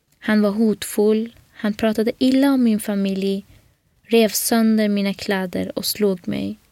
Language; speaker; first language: Swedish; non-native, fluent; Persian